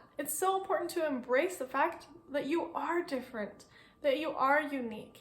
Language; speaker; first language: English; native; English